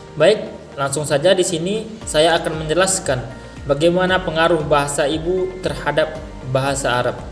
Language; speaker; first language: Indonesian; non-native, local second language; Minangkabau